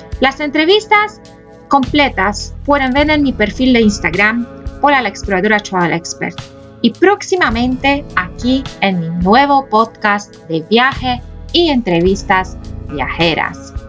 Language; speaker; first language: Spanish; non-native, fluent; Polish